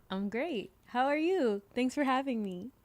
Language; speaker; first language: English; native; English